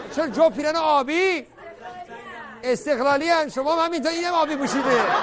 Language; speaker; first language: Persian; early bilingual, heritage; Persian